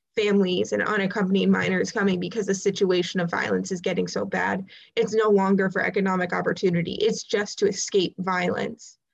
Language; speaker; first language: English; native; English